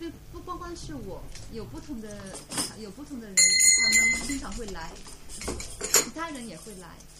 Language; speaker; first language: Chinese; native; Chinese